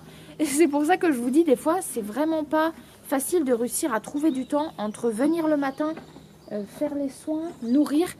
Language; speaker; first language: French; native; French